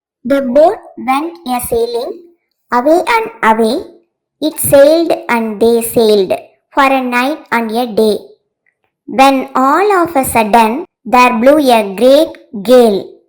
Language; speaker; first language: English; non-native, local second language; Tamil